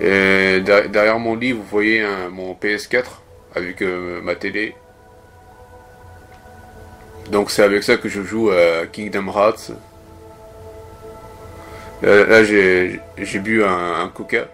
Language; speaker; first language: French; non-native, fluent; Japanese